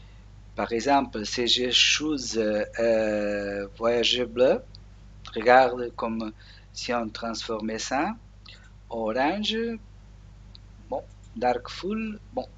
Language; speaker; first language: French; non-native, learner; Portuguese